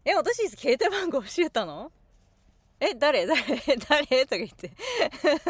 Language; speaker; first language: Japanese; non-native, fluent; English